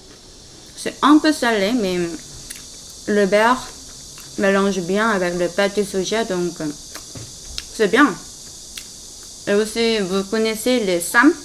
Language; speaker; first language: French; non-native, fluent; Korean